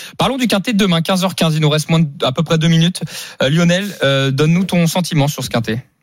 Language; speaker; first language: French; native; French